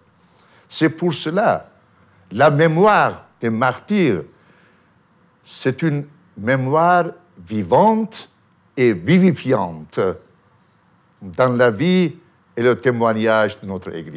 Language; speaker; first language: French; non-native, fluent; Armenian